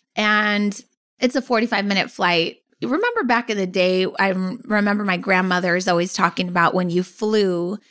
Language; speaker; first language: English; early bilingual, other home language; Filipino